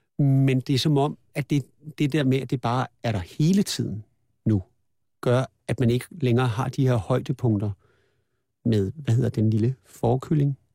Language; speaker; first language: Danish; native; Danish